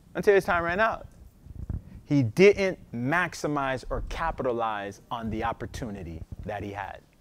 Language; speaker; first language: English; native; English